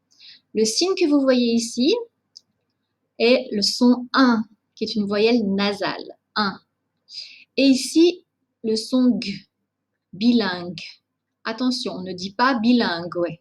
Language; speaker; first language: French; native; French